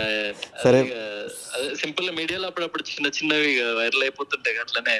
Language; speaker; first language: Telugu; native; Telugu